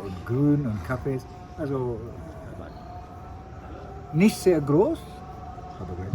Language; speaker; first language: German; non-native, fluent; Sinhala